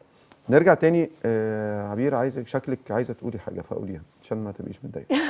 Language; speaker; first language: Arabic; native; Arabic